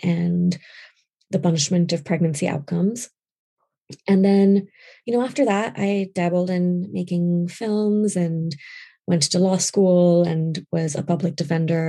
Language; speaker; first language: English; non-native, local second language; Urdu